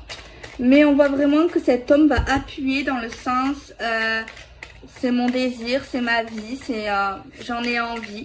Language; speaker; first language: French; native; French